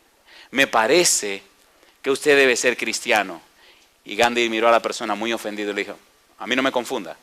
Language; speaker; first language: Spanish; native; Spanish